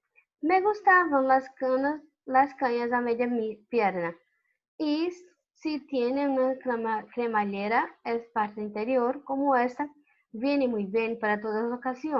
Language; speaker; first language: Spanish; non-native, fluent; Portuguese